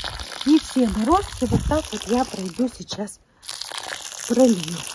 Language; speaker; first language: Russian; native; Russian